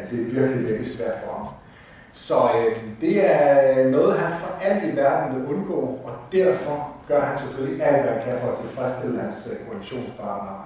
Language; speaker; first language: Danish; native; Danish